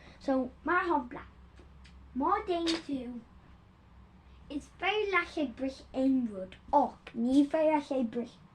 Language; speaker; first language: Irish; non-native, local second language; English